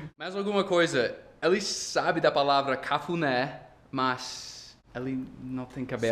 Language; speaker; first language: Portuguese; non-native, fluent; English